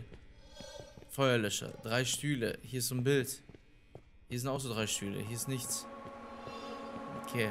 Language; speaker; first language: German; native; German